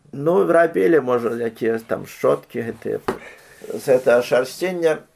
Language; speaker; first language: Belarusian; native; Belarusian